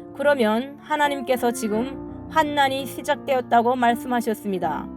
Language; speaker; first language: Korean; native; Korean